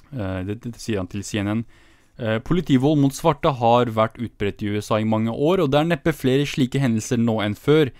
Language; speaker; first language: Norwegian; early bilingual, other home language; Kurdish